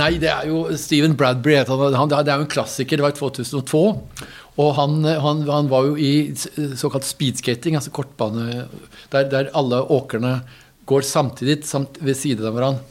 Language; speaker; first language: Swedish; native; Swedish